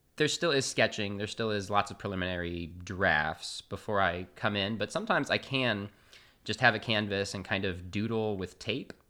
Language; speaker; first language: English; native; English